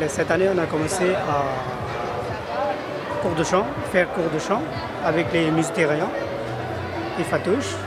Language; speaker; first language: French; non-native, fluent; Bangla